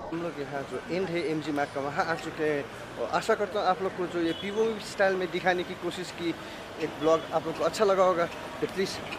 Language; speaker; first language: Hindi; non-native, local second language; Nepali